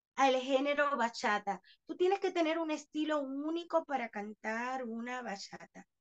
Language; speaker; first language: Spanish; native; Spanish